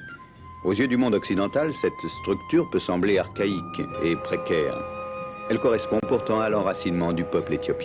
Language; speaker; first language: French; native; French